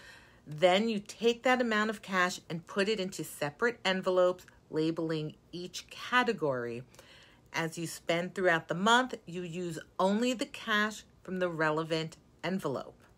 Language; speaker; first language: English; native; English